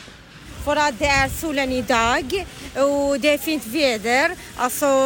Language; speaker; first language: Swedish; non-native, learner; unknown